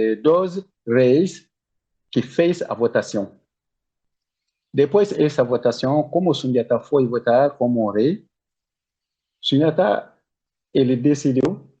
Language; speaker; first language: Portuguese; non-native, learner; Bambara